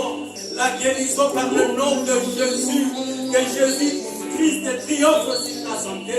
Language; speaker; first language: French; non-native, local second language; Lingala